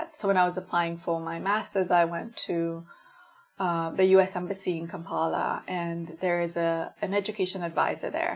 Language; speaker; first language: English; non-native, local second language; Ganda